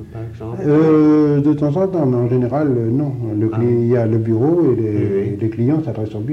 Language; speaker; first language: French; native; French